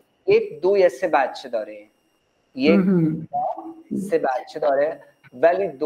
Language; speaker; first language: Persian; non-native, fluent; Urdu